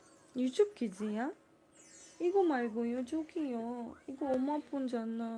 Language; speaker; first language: Korean; non-native, learner; Cebuano